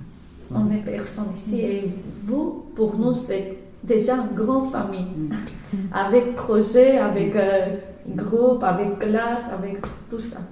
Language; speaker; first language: French; non-native, learner; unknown